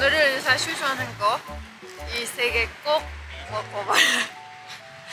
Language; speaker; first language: Korean; non-native, learner; Thai